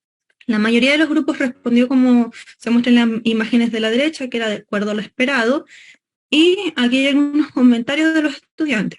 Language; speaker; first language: Spanish; native; Spanish